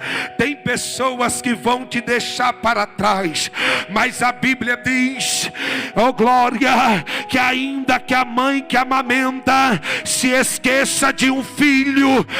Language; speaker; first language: Portuguese; native; Portuguese